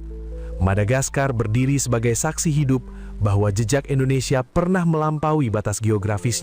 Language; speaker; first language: Indonesian; native; Indonesian